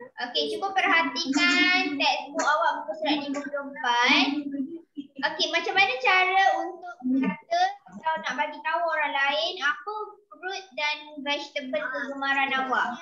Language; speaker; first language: Malay; native; Malay